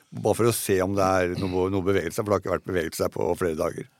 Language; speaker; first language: Norwegian; native; Norwegian